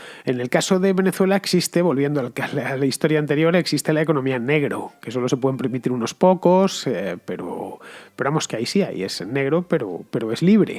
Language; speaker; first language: Spanish; native; Spanish